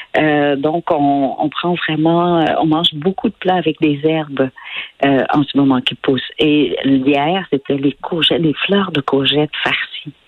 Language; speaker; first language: French; early bilingual, other home language; Vietnamese